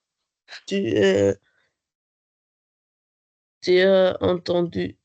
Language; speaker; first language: French; non-native, learner; Arabic